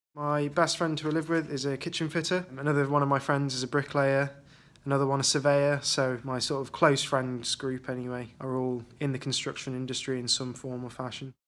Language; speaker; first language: English; native; English